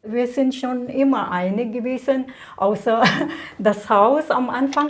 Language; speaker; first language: German; non-native, fluent; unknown